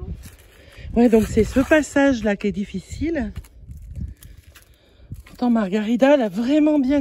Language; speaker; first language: French; native; French